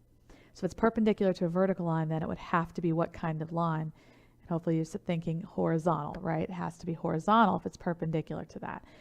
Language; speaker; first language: English; native; English